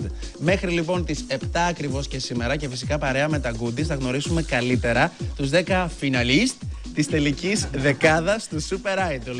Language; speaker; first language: Greek; native; Greek